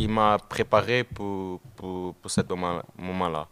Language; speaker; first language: French; non-native, learner; Portuguese